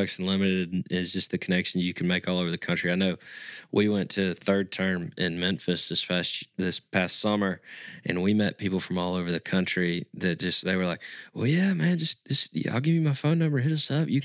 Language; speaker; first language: English; native; English